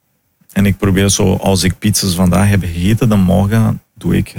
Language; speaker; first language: Dutch; non-native, fluent; Portuguese